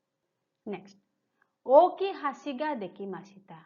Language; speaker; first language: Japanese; non-native, fluent; Hindi